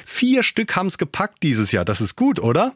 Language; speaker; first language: German; native; German